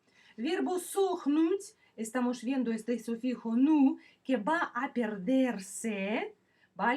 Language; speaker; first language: Spanish; non-native, fluent; Russian